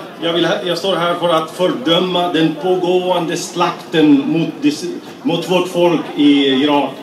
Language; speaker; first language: Swedish; non-native, fluent; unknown